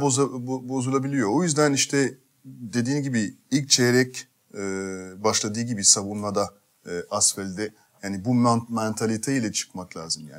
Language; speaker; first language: Turkish; non-native, fluent; French